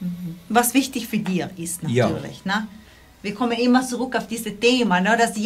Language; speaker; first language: German; non-native, local second language; Italian